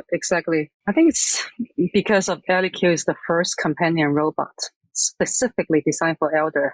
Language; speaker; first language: English; non-native, fluent; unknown